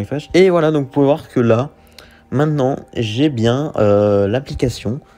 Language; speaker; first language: French; native; French